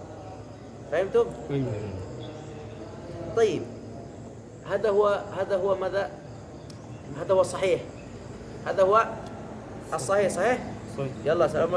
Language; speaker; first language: Arabic; non-native, fluent; Indonesian